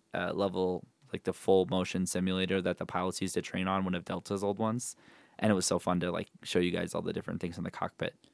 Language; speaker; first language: English; native; English